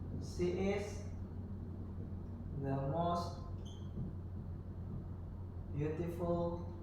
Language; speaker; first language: English; non-native, learner; Indonesian